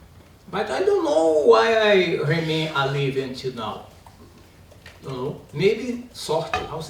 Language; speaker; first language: English; non-native, learner; Portuguese